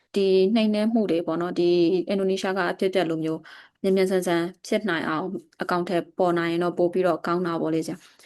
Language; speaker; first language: Burmese; native; Burmese